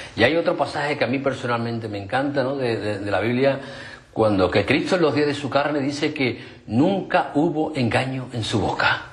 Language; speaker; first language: Spanish; native; Spanish